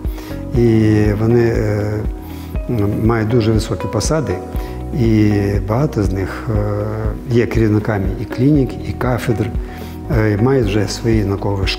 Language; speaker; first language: Ukrainian; non-native, local second language; Russian